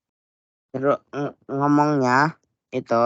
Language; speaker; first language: Indonesian; non-native, learner; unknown